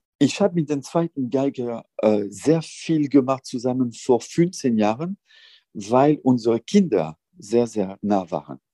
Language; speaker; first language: German; non-native, fluent; French